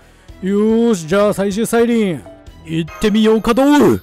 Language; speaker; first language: Japanese; native; Japanese